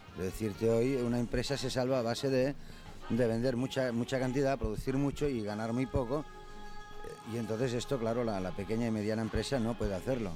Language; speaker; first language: Spanish; non-native, local second language; Catalan